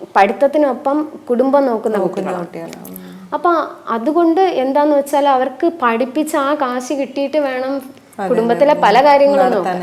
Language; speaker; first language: Malayalam; non-native, local second language; Tamil